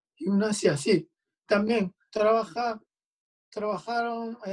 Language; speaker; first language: Spanish; non-native, fluent; Japanese